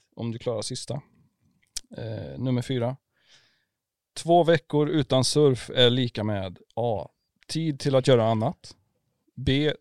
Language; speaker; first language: Swedish; native; Swedish